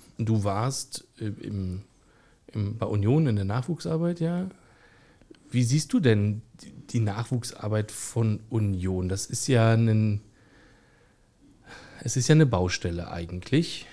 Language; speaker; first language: German; native; German